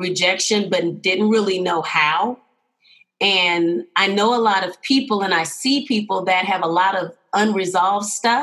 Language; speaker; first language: English; native; English